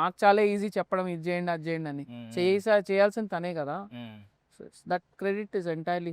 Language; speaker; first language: Telugu; native; Telugu